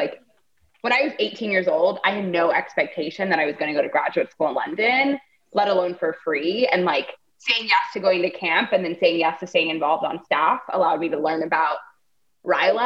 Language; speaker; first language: English; native; English